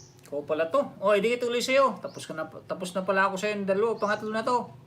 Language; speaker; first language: Filipino; non-native, local second language; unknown